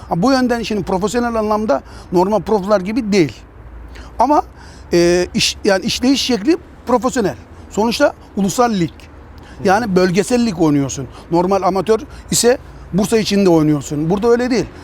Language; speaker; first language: Turkish; native; Turkish